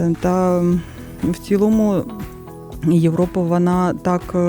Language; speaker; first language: Ukrainian; non-native, local second language; Russian